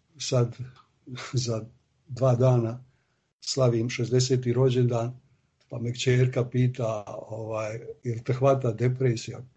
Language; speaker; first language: Serbian; native; Serbian